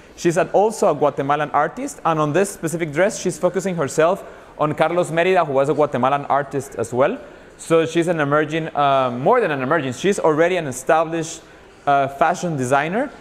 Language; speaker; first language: English; non-native, fluent; Spanish